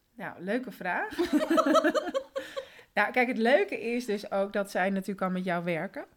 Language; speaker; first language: Dutch; early bilingual, other home language; Spanish